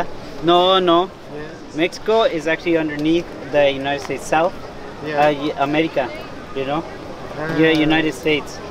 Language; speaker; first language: English; non-native, fluent; Spanish